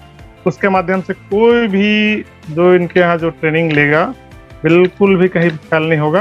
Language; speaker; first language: Hindi; native; Hindi